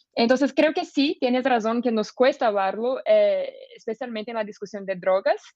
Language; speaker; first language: Spanish; non-native, fluent; Portuguese